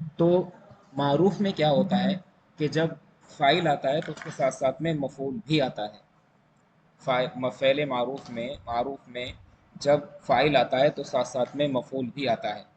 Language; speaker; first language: Urdu; native; Urdu